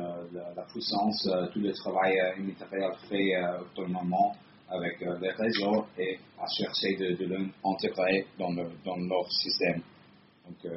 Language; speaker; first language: French; non-native, fluent; Italian